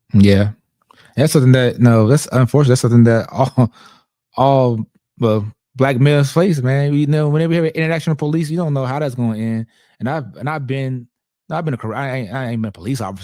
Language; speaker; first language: English; native; English